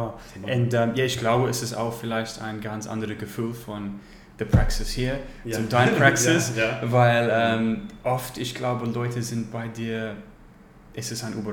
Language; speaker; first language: German; non-native, learner; English